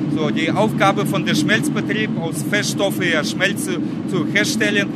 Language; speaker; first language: German; non-native, fluent; Russian